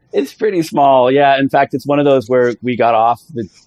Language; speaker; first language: English; early bilingual, other home language; Italian